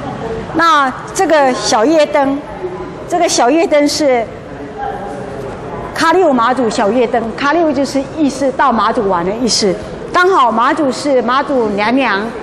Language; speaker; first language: Chinese; native; Chinese